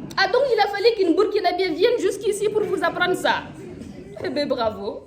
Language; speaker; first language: French; non-native, local second language; Mossi